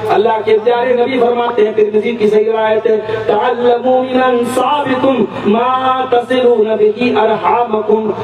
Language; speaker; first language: Urdu; native; Urdu